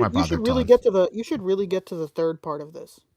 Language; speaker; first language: English; native; English